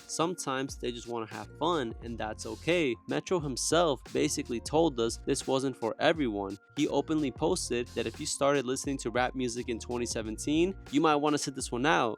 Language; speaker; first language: English; native; English